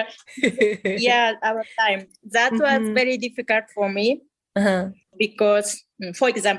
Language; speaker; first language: English; non-native, fluent; Japanese